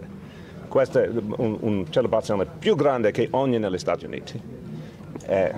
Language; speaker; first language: Italian; non-native, learner; English